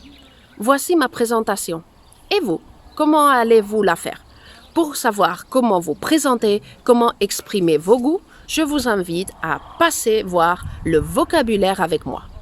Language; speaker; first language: French; non-native, fluent; Spanish